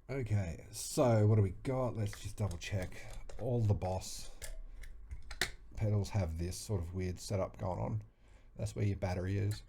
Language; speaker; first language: English; native; English